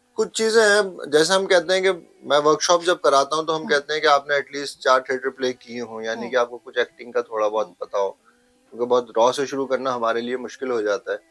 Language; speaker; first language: Hindi; native; Hindi